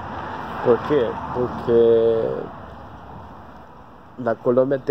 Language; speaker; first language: Portuguese; non-native, learner; Spanish